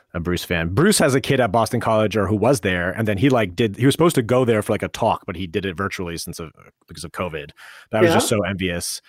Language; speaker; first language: English; native; English